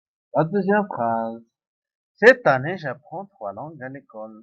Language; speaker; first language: French; non-native, local second language; Arabic